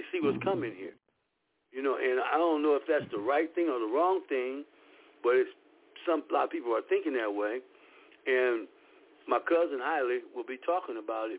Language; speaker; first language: English; native; English